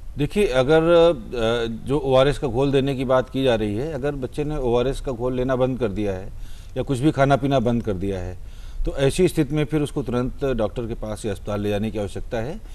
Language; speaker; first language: Hindi; native; Hindi